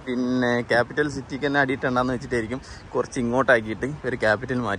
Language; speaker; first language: English; non-native, local second language; Malayalam